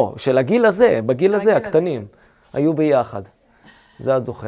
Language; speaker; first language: Hebrew; native; Hebrew